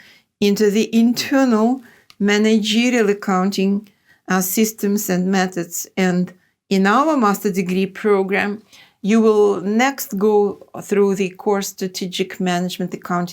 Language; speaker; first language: English; non-native, fluent; Russian